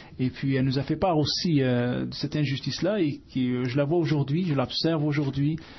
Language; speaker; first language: French; native; French